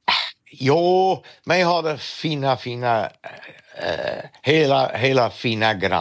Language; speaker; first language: Swedish; non-native, fluent; Dutch